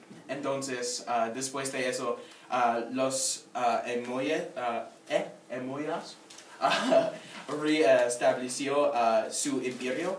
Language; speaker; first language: Spanish; non-native, learner; English